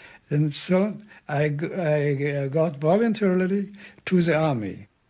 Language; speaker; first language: English; non-native, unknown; German